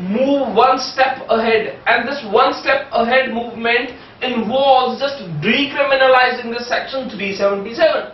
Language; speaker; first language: English; non-native, local second language; Hindi